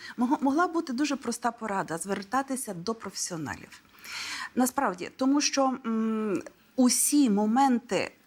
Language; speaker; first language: Ukrainian; native; Ukrainian